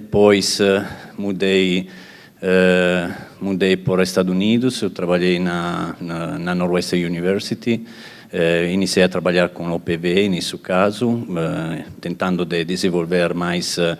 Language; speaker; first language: Portuguese; non-native, fluent; Italian